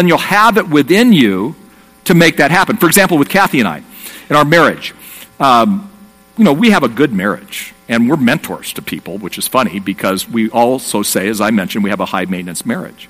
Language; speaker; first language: English; native; English